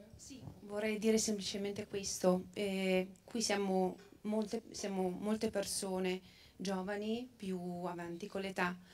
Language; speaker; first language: Italian; non-native, fluent; Albanian